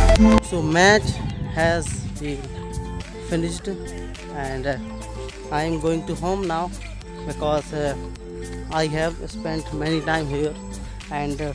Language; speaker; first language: English; non-native, local second language; Hindi